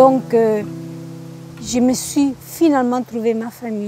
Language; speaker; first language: French; native; French